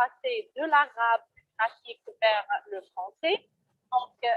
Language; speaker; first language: French; non-native, local second language; Arabic